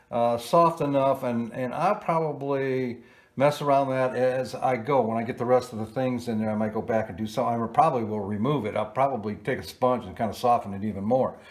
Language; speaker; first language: English; native; English